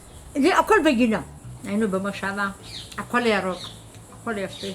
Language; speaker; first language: Hebrew; non-native, learner; Amharic